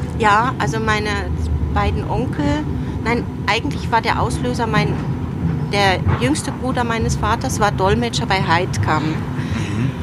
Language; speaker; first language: German; early bilingual, other home language; Turoyo